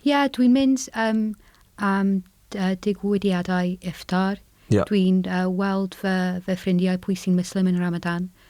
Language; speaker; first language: Welsh; non-native, local second language; English